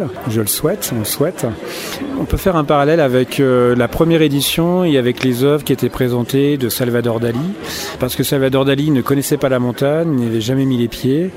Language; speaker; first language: French; native; French